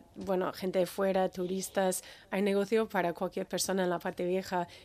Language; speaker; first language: Spanish; non-native, fluent; English